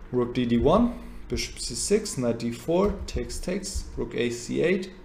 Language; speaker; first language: English; non-native, fluent; German